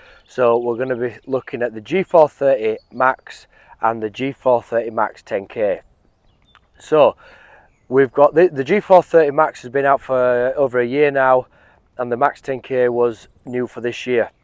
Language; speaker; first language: English; native; English